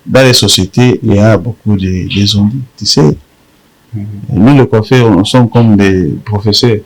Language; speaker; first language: French; non-native, local second language; Rundi